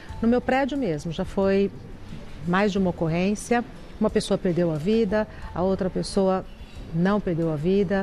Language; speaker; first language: Portuguese; native; Portuguese